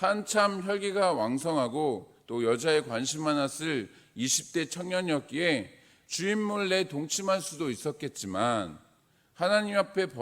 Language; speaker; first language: Korean; native; Korean